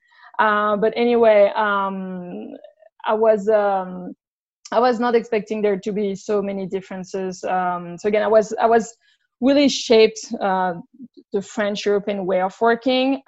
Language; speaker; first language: English; non-native, fluent; French